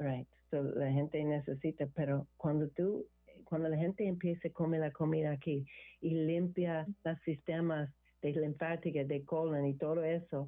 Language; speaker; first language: Spanish; non-native, learner; English